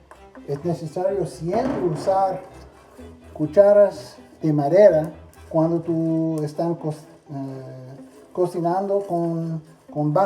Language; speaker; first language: Spanish; non-native, fluent; English